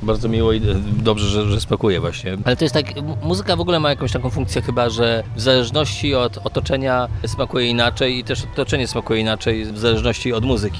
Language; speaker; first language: Polish; native; Polish